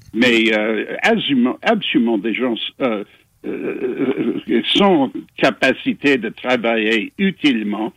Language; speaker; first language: French; non-native, fluent; English